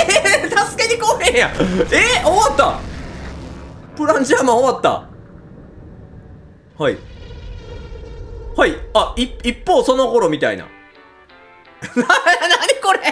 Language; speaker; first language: Japanese; native; Japanese